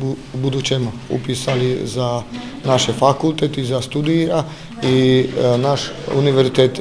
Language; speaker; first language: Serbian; non-native, learner; Slovak